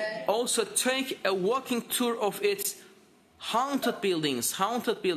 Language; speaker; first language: English; non-native, fluent; Turkish